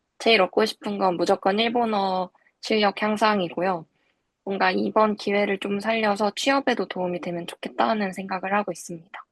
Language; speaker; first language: Korean; native; Korean